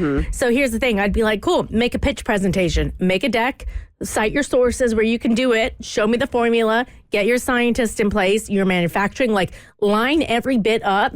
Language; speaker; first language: English; native; English